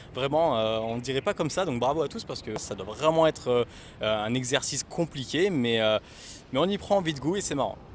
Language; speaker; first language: French; native; French